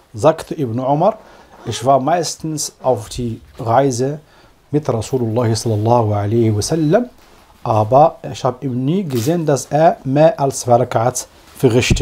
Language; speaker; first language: German; non-native, fluent; Arabic